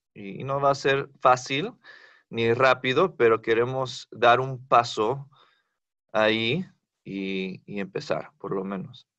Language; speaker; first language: Spanish; non-native, fluent; English